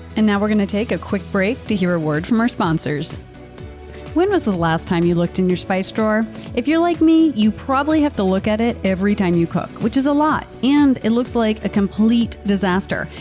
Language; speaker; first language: English; native; English